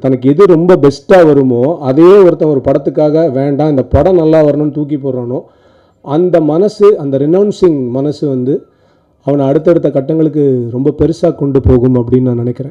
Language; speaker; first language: Tamil; native; Tamil